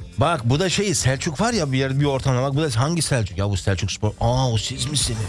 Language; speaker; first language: Turkish; early bilingual, heritage; Turkish